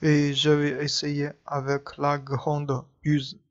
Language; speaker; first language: French; non-native, learner; Chinese